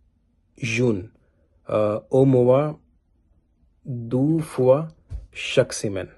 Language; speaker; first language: French; non-native, learner; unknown